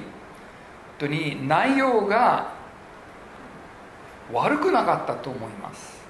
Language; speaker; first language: Japanese; non-native, local second language; English